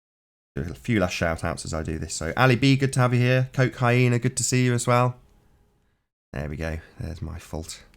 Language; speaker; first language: English; native; English